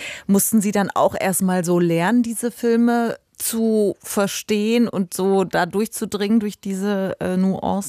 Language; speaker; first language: German; native; German